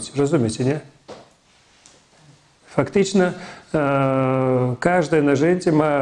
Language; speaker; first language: Polish; non-native, fluent; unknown